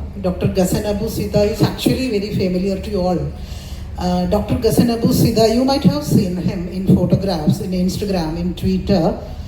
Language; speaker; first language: English; non-native, local second language; Malayalam